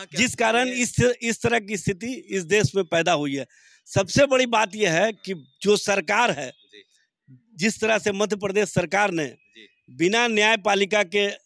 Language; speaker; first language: Hindi; native; Hindi